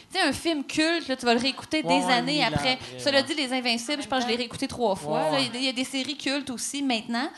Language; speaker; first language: French; native; French